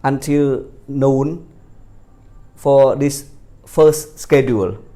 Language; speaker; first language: English; non-native, fluent; Khmer